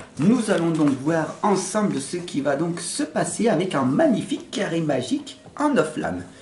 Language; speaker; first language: French; native; French